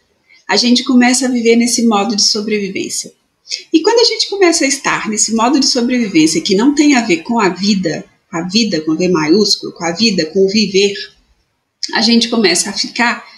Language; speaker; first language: Portuguese; native; Portuguese